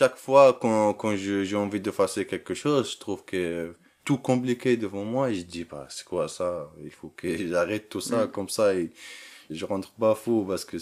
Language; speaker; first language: French; non-native, learner; Arabic